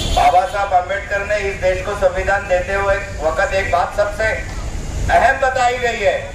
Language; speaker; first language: Hindi; non-native, local second language; Marathi